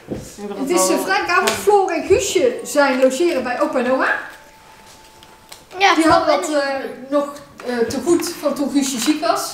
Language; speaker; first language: Dutch; native; Dutch